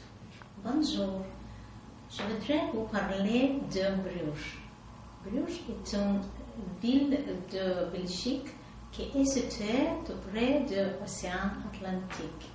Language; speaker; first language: French; non-native, learner; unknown